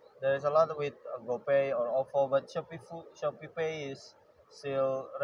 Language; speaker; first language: English; non-native, learner; Indonesian